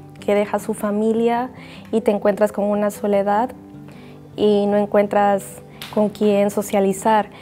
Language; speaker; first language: Spanish; native; Spanish